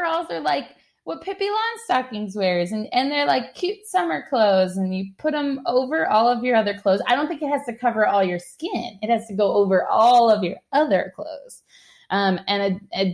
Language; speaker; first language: English; native; English